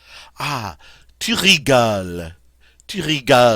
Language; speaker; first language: French; non-native, fluent; English